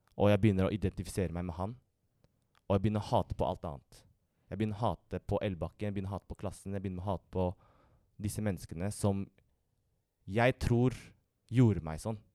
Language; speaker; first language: Norwegian; early bilingual, other home language; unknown